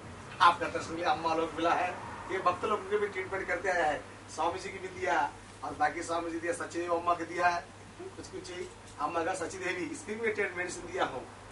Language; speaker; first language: Hindi; non-native, local second language; Telugu